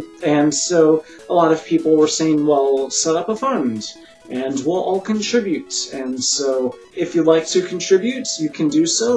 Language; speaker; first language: English; native; English